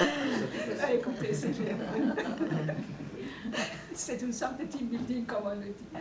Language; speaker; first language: French; non-native, fluent; Persian